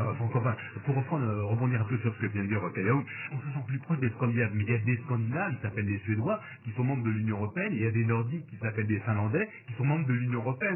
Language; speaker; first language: French; native; French